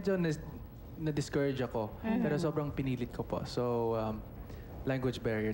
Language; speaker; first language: Filipino; non-native, fluent; English